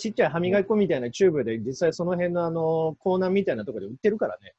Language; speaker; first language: Japanese; native; Japanese